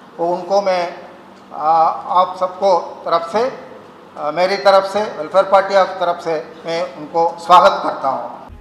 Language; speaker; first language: Hindi; non-native, local second language; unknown